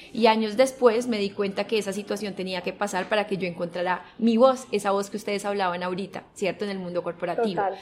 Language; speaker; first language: Spanish; native; Spanish